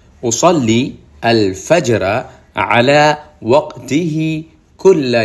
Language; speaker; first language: Arabic; non-native, fluent; Bangla